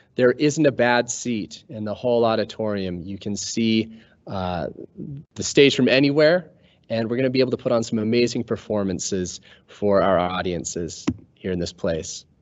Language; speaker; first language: English; native; English